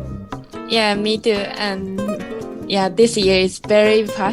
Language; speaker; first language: English; non-native, learner; Japanese